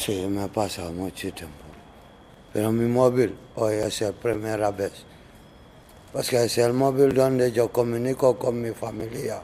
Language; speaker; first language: Spanish; non-native, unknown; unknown